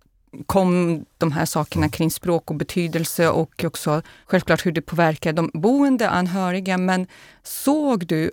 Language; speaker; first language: Swedish; non-native, fluent; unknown